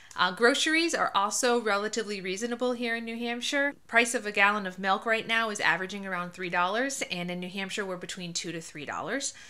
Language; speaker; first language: English; native; English